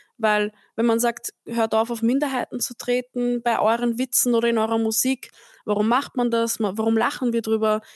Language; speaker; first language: German; early bilingual, other home language; Turkish